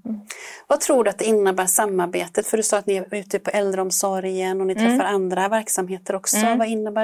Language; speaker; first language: Swedish; native; Swedish